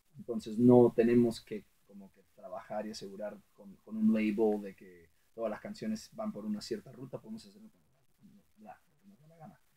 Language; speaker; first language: Spanish; early bilingual, heritage; Spanish